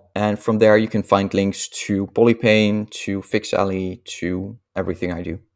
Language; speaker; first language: English; non-native, fluent; Dutch